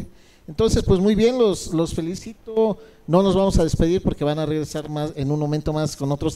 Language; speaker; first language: Spanish; native; Spanish